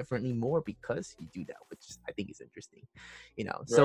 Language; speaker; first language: English; non-native, local second language; Filipino